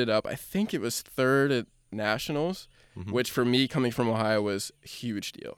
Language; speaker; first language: English; native; English